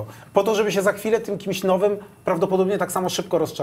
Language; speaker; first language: Polish; native; Polish